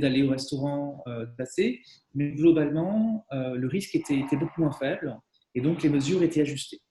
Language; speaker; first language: French; native; French